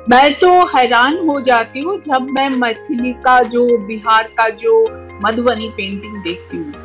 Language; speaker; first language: Hindi; non-native, local second language; Bangla